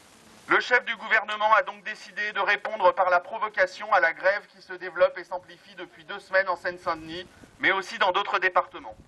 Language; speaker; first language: French; native; French